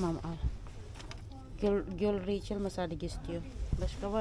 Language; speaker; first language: Turkish; non-native, learner; Filipino